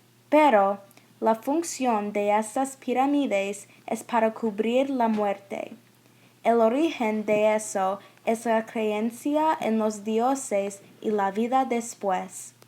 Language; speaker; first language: Spanish; non-native, learner; English